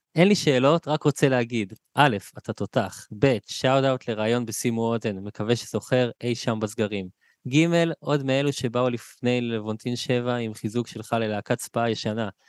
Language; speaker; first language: Hebrew; native; Hebrew